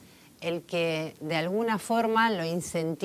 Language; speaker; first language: Spanish; native; Spanish